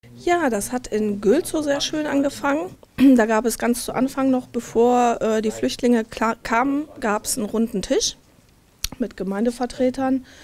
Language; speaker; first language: German; native; German